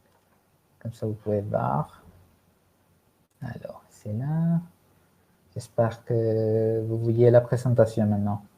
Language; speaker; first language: French; non-native, fluent; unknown